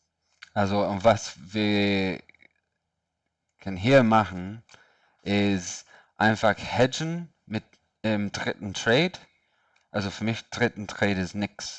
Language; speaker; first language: German; non-native, learner; English